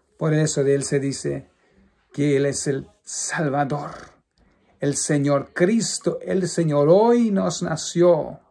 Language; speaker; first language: Spanish; non-native, fluent; Portuguese